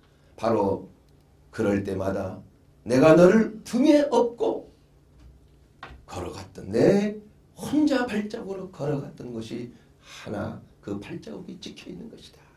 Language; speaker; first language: Korean; native; Korean